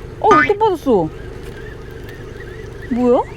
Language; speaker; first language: Korean; native; Korean